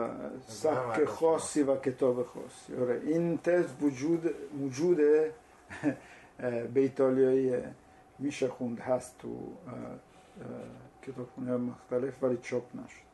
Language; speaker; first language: Persian; non-native, fluent; Italian